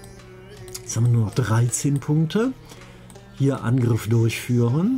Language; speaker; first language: German; native; German